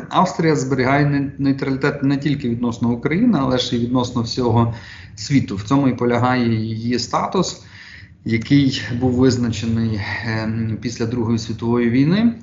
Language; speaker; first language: Ukrainian; native; Ukrainian